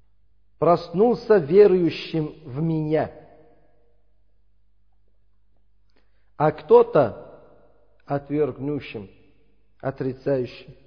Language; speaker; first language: Russian; non-native, learner; Uzbek